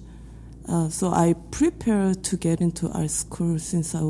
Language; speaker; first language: English; non-native, fluent; Korean